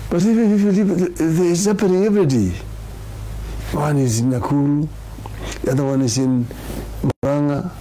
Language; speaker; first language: English; non-native, local second language; Swahili